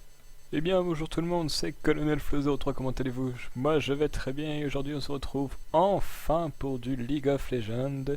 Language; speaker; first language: French; native; French